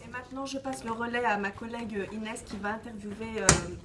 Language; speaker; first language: French; native; French